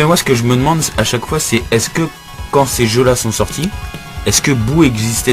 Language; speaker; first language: French; native; French